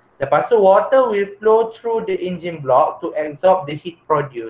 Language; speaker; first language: English; non-native, local second language; Malay